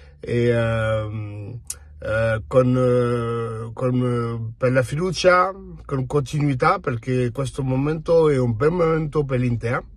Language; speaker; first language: Italian; non-native, fluent; French